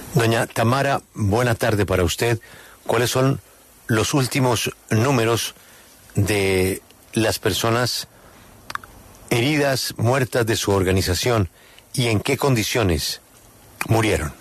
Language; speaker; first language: Spanish; native; Spanish